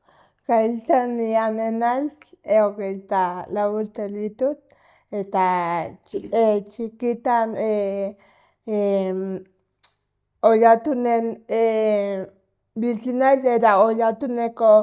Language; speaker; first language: Basque; non-native, local second language; Spanish